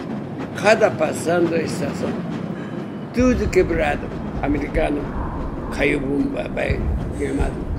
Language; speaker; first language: Portuguese; non-native, learner; Japanese